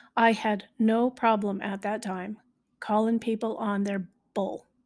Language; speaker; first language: English; native; English